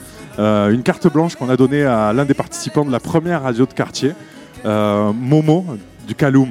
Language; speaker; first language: French; native; French